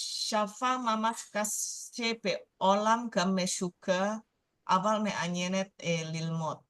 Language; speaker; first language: Hebrew; non-native, learner; Indonesian